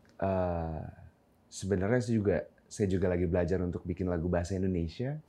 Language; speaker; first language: Indonesian; native; Indonesian